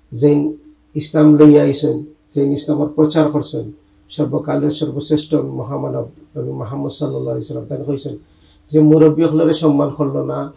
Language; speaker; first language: Bangla; native; Bangla